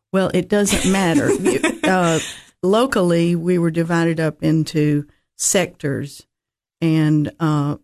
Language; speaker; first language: English; native; English